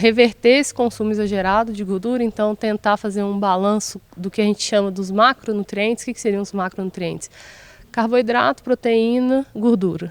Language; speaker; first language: Portuguese; native; Portuguese